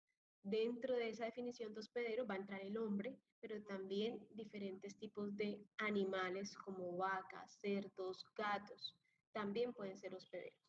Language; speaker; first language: Spanish; native; Spanish